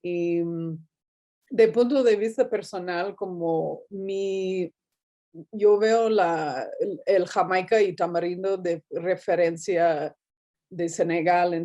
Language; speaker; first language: Spanish; non-native, fluent; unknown